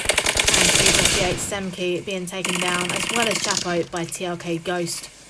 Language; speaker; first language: English; native; English